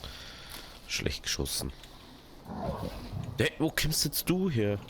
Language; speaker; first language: German; native; German